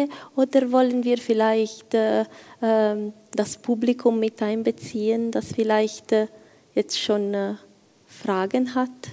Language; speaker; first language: German; non-native, fluent; Italian